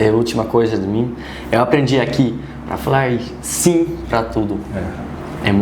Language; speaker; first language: Portuguese; non-native, learner; Dutch